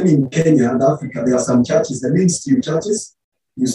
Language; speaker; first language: English; non-native, local second language; Kikuyu